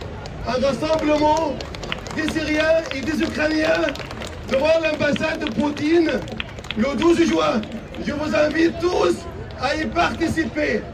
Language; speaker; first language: French; non-native, fluent; Arabic